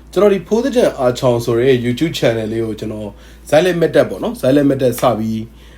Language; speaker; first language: Burmese; native; Burmese